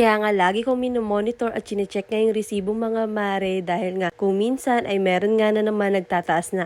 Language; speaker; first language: Filipino; native; Filipino